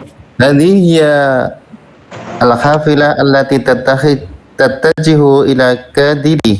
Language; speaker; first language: Arabic; non-native, learner; Indonesian